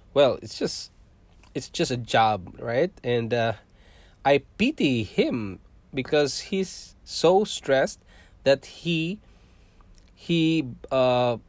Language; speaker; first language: English; non-native, local second language; Cebuano